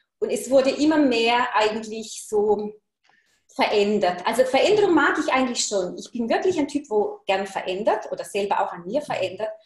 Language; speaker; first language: German; early bilingual, heritage; German